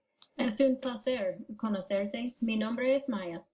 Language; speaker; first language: Spanish; non-native, learner; English